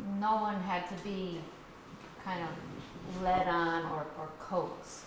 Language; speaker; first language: English; native; English